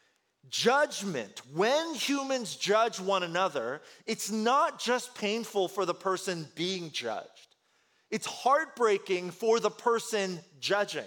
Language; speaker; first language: English; early bilingual, other home language; Korean